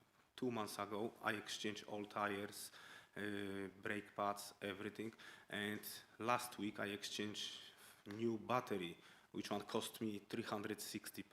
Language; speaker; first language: English; non-native, learner; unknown